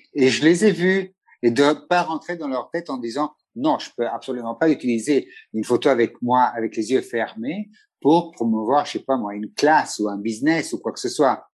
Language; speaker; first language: French; non-native, fluent; Italian